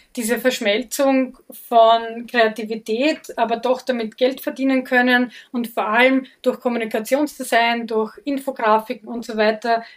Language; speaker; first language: German; native; German